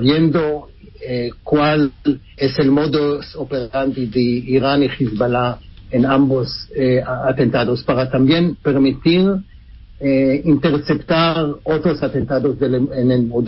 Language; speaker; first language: Spanish; non-native, fluent; Hebrew